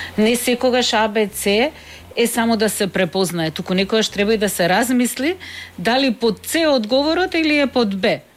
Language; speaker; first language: Macedonian; native; Macedonian